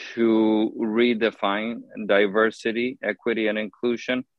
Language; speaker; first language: English; non-native, fluent; Spanish